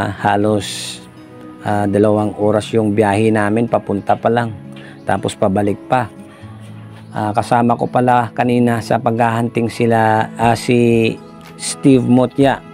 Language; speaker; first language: Filipino; non-native, local second language; Hiligaynon